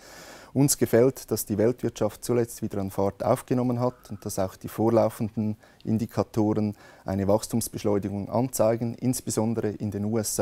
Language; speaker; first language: German; native; German